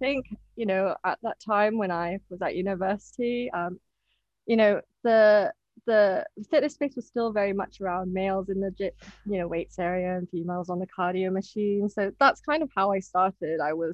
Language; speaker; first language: English; non-native, local second language; Japanese